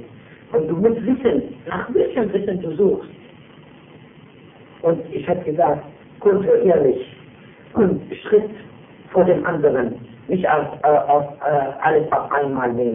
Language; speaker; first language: German; non-native, fluent; Turkish